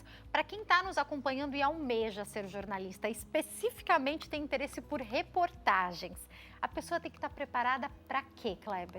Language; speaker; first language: Portuguese; native; Portuguese